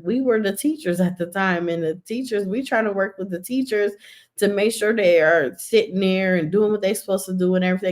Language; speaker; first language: English; native; English